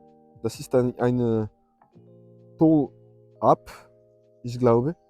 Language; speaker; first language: German; non-native, learner; French